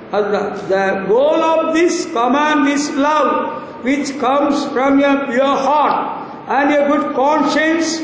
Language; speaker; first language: English; non-native, local second language; Tamil